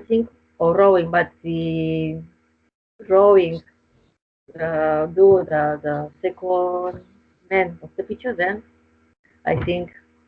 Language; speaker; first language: English; non-native, learner; Spanish